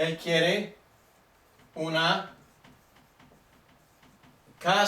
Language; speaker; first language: Spanish; non-native, fluent; English